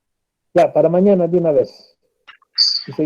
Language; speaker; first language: Spanish; native; Spanish